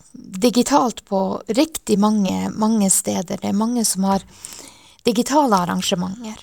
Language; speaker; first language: Norwegian; non-native, local second language; Northern Sami